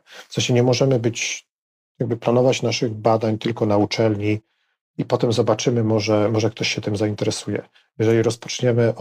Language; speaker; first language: Polish; native; Polish